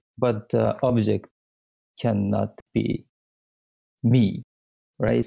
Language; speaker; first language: English; non-native, learner; Japanese